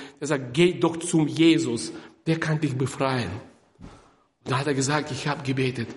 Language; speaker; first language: German; non-native, fluent; Russian